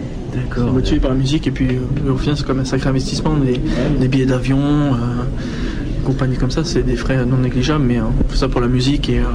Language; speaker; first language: French; native; French